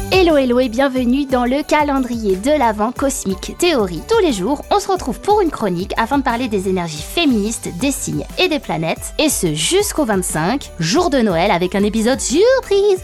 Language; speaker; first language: French; native; French